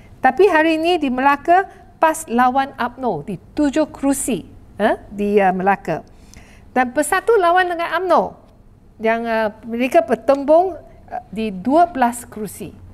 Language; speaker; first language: Malay; non-native, local second language; Chinese